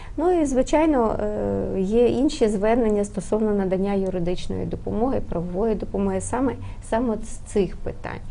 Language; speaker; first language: Ukrainian; native; Ukrainian